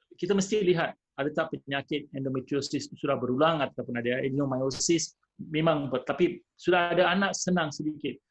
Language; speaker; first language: Malay; non-native, local second language; Tamil